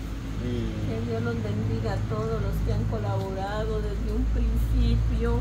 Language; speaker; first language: Spanish; native; Spanish